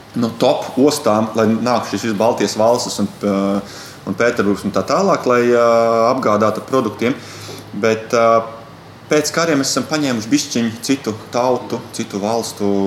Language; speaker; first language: Latvian; native; Latvian